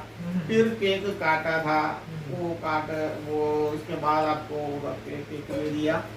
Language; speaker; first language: Hindi; non-native, local second language; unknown